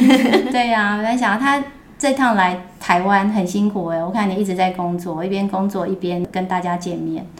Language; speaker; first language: Chinese; native; Chinese